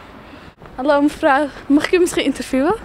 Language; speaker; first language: Dutch; early bilingual, other home language; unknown